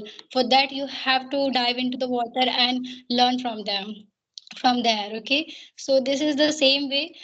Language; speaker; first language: English; non-native, learner; Hindi